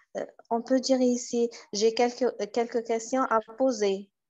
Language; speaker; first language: French; non-native, learner; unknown